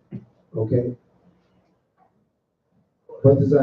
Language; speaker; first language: English; native; English